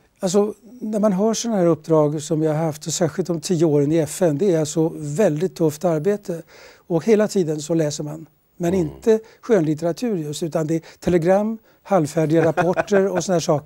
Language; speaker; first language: Swedish; native; Swedish